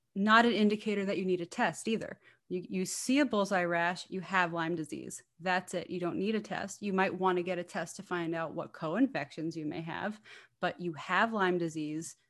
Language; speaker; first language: English; native; English